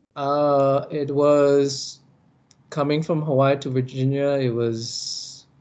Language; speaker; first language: English; early bilingual, other home language; Lao